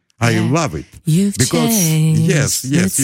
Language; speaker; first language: English; non-native, learner; Ukrainian